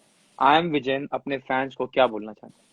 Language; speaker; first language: Hindi; native; Hindi